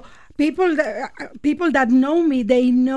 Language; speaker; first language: English; non-native, fluent; Spanish